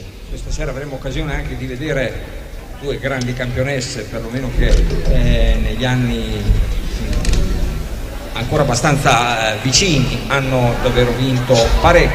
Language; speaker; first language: Italian; native; Italian